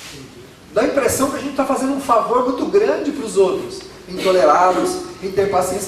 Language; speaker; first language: Portuguese; native; Portuguese